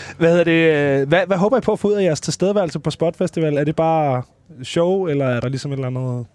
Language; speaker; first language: Danish; native; Danish